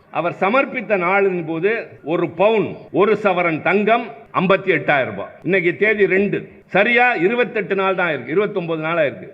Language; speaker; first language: Tamil; native; Tamil